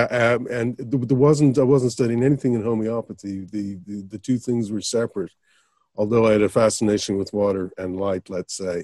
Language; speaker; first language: English; native; English